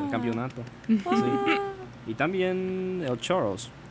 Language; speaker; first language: Spanish; non-native, learner; English